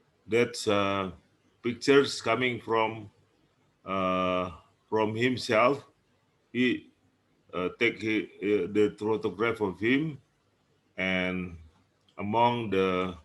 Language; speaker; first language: English; non-native, learner; Indonesian